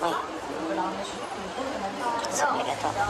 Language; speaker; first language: French; non-native, local second language; Arabic